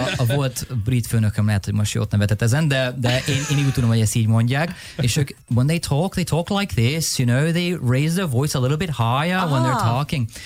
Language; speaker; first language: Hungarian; early bilingual, heritage; Hungarian